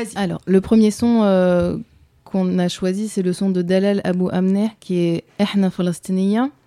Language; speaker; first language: French; native; French